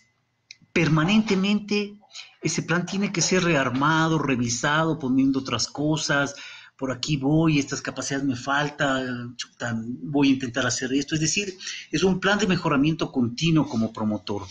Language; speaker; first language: Spanish; native; Spanish